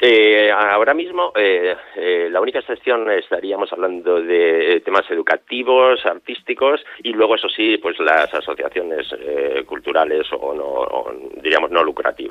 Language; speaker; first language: Spanish; native; Spanish